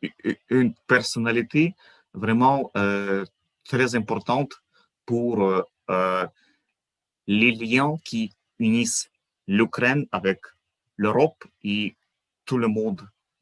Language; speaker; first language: French; non-native, fluent; Ukrainian